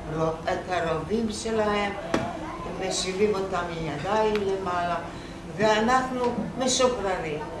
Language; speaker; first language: Hebrew; non-native, fluent; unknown